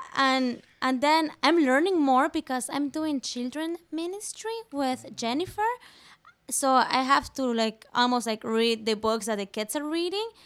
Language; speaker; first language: English; non-native, fluent; Spanish